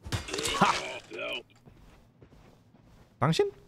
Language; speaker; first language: Korean; non-native, fluent; German